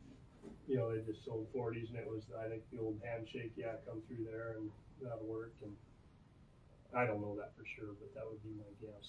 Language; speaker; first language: English; native; English